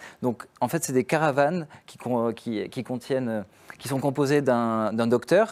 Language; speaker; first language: French; native; French